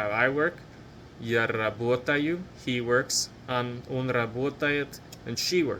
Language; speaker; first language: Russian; non-native, fluent; English